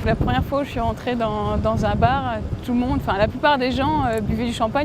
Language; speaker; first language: French; native; French